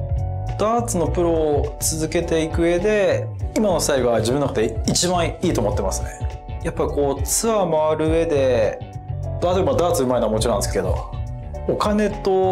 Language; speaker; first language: Japanese; native; Japanese